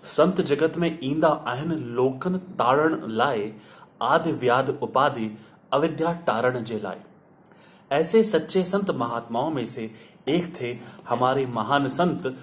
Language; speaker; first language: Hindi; non-native, local second language; Sindhi